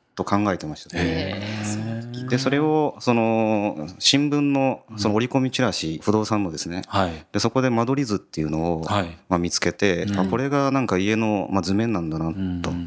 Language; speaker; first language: Japanese; native; Japanese